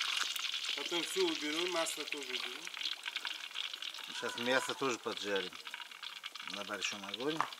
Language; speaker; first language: Russian; non-native, local second language; Uzbek